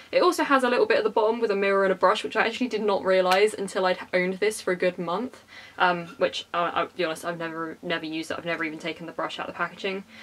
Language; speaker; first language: English; native; English